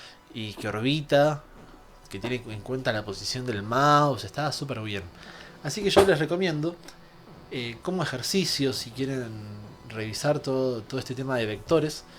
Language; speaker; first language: Spanish; native; Spanish